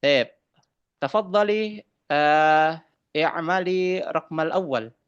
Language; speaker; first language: Arabic; non-native, fluent; Indonesian